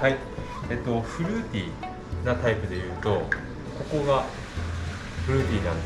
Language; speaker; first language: Japanese; native; Japanese